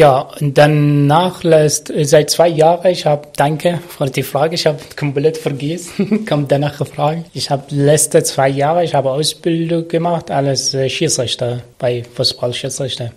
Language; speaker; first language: German; non-native, learner; Arabic